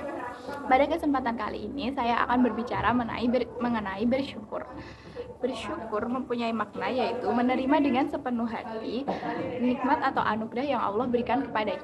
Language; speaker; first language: Indonesian; native; Indonesian